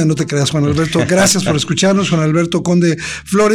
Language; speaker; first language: Spanish; native; Spanish